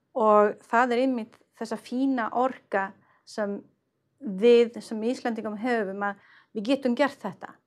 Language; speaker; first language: Icelandic; non-native, fluent; Swedish